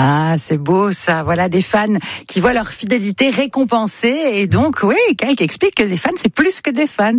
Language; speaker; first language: French; native; French